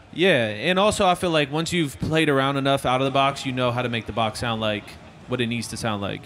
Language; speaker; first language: English; native; English